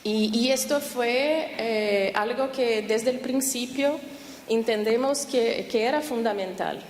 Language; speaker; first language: Spanish; non-native, fluent; Portuguese